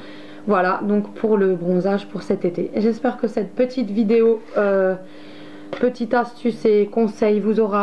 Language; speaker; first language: French; native; French